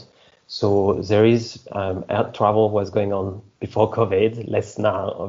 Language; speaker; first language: English; non-native, fluent; French